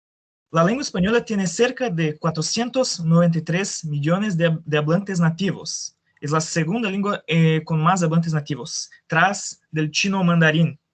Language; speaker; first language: Spanish; non-native, fluent; Portuguese